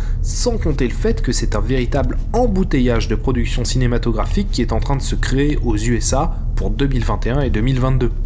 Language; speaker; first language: French; native; French